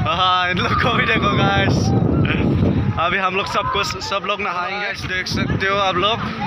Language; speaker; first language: Hindi; non-native, local second language; Assamese